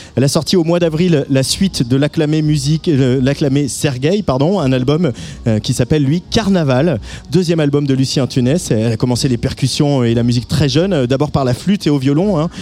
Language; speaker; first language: French; native; French